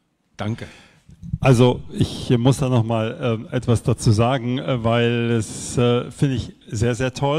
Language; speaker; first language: German; native; German